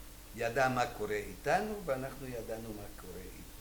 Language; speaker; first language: Hebrew; non-native, fluent; Hungarian